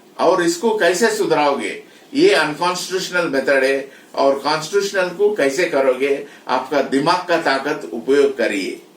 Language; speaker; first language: Hindi; non-native, local second language; Telugu